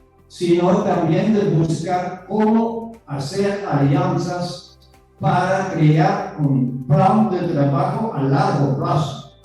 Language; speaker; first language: Spanish; non-native, fluent; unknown